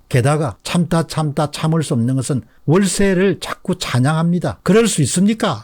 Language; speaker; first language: Korean; native; Korean